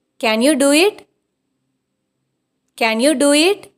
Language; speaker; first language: English; non-native, local second language; Tamil